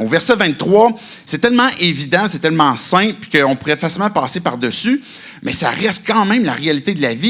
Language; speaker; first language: French; native; French